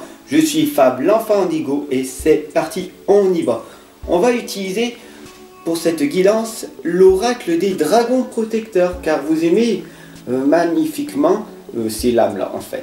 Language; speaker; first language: French; native; French